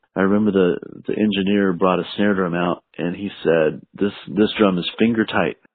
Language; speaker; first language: English; native; English